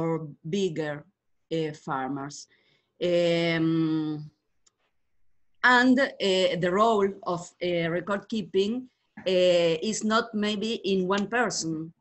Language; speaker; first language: English; non-native, learner; Spanish